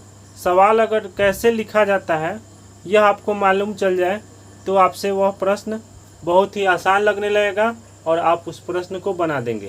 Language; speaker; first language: Hindi; native; Hindi